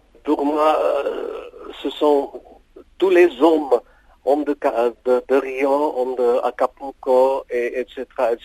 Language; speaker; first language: French; non-native, fluent; Czech